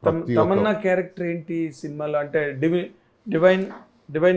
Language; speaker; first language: Telugu; native; Telugu